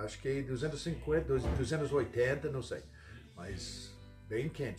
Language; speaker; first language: Portuguese; non-native, learner; English